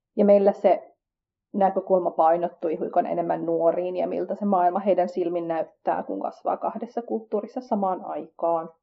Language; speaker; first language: Finnish; early bilingual, other home language; Kurdish